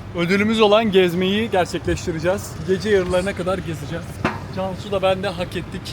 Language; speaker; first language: Turkish; native; Turkish